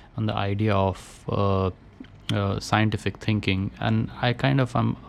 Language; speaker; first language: English; non-native, local second language; Hindi